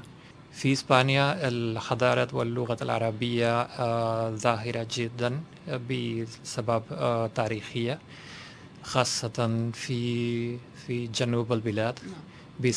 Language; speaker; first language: Arabic; non-native, fluent; Spanish